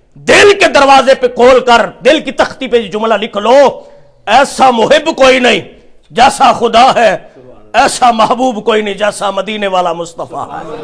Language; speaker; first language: Urdu; non-native, local second language; Punjabi